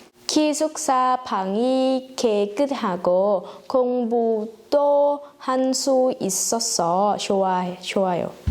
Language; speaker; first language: Korean; non-native, learner; Thai